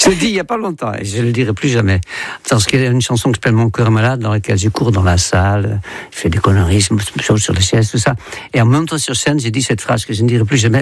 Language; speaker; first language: French; non-native, fluent; Dutch